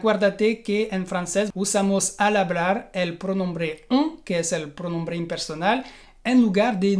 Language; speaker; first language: Spanish; non-native, fluent; French